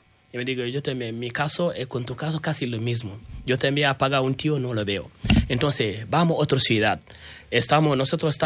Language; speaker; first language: Spanish; non-native, learner; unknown